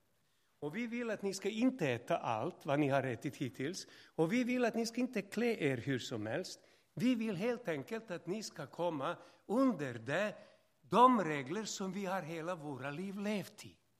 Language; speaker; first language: Swedish; non-native, fluent; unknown